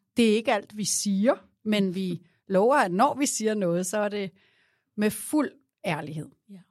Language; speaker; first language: Danish; native; Danish